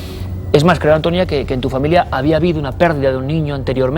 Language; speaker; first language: Spanish; native; Spanish